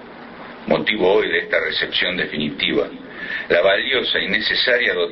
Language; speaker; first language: Spanish; native; Spanish